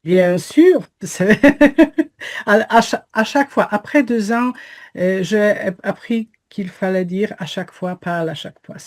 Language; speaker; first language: French; non-native, fluent; Polish